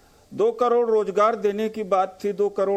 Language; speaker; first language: Hindi; native; Hindi